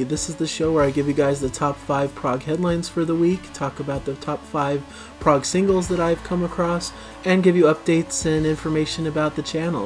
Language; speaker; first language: English; native; English